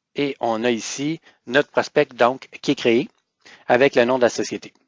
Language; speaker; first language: French; native; French